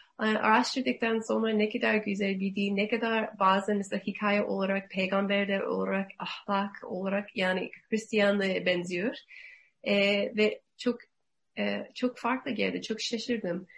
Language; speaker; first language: Turkish; non-native, learner; English